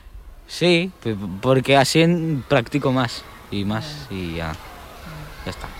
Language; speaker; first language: Catalan; early bilingual, other home language; Polish